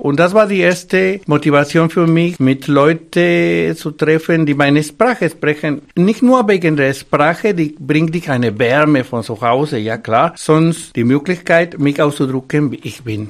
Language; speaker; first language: German; non-native, fluent; Spanish